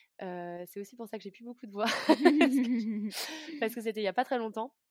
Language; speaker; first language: French; native; French